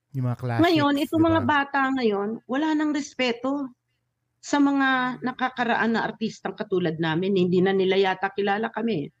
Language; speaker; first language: Filipino; native; Filipino